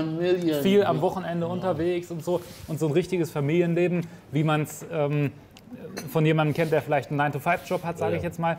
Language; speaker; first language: German; native; German